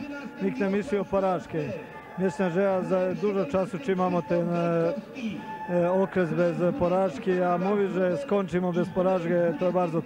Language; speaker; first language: Polish; non-native, learner; Serbian